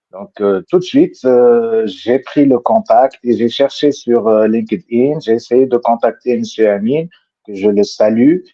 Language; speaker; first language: French; non-native, local second language; Arabic